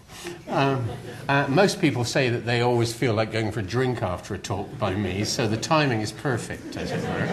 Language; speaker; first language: English; native; English